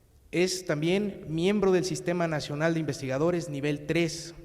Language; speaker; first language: Spanish; native; Spanish